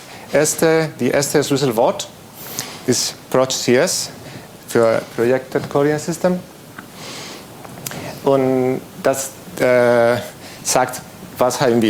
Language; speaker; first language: German; non-native, fluent; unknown